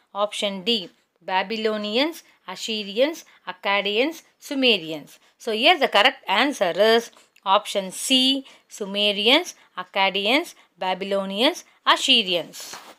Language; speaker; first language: English; non-native, local second language; Tamil